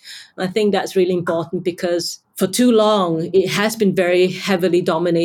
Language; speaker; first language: English; non-native, local second language; Cantonese